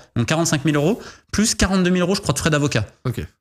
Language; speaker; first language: French; native; French